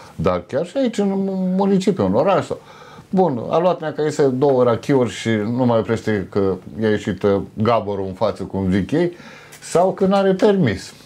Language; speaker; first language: Romanian; native; Romanian